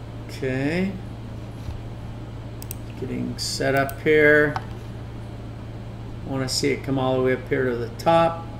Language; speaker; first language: English; native; English